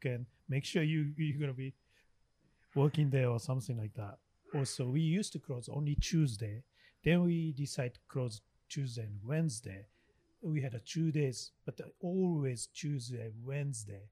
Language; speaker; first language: English; non-native, learner; Japanese